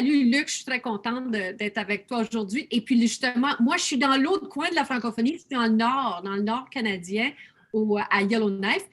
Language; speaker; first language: French; native; French